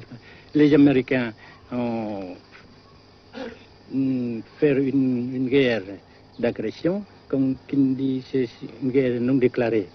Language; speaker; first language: French; non-native, local second language; Vietnamese